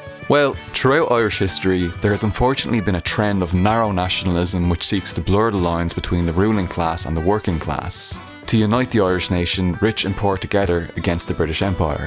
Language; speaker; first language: English; native; English